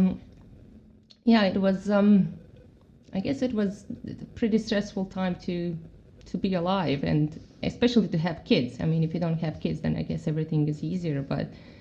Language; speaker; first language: English; non-native, fluent; Croatian